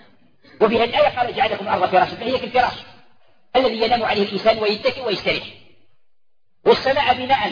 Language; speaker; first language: Arabic; native; Arabic